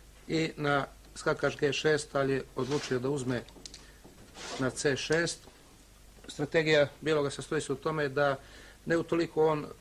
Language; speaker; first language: Bosnian; native; Bosnian